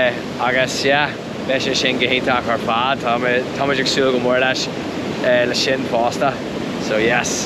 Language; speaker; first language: Irish; non-native, local second language; English